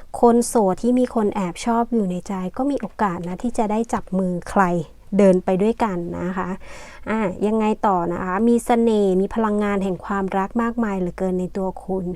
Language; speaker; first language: Thai; native; Thai